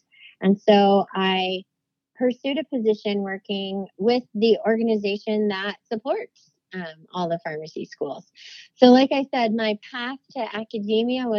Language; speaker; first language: English; native; English